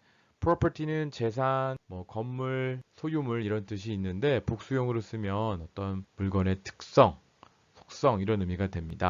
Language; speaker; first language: Korean; native; Korean